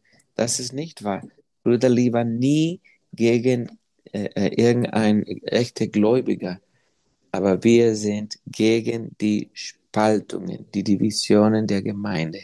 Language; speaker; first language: German; non-native, fluent; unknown